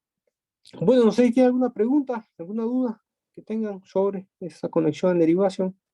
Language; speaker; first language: Spanish; native; Spanish